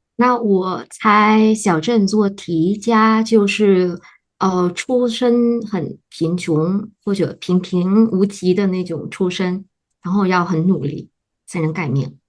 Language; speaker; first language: Chinese; non-native, fluent; Vietnamese